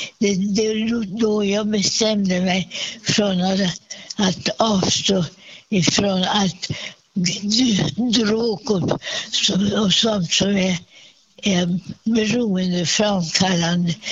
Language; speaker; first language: Swedish; non-native, fluent; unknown